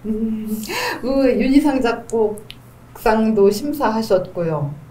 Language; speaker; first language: Korean; native; Korean